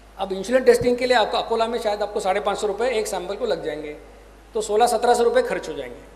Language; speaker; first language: Hindi; non-native, local second language; Marathi